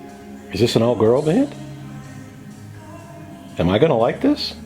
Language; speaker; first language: English; native; English